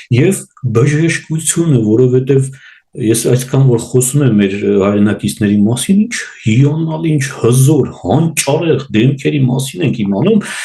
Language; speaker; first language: Armenian; native; Armenian